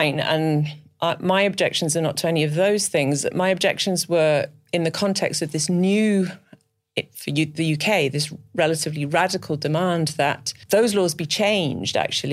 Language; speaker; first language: English; native; English